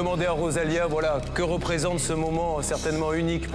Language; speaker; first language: French; native; French